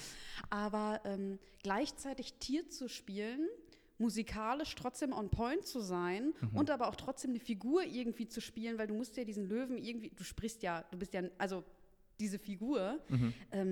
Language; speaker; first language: German; native; German